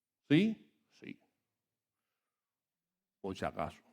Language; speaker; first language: Spanish; native; Spanish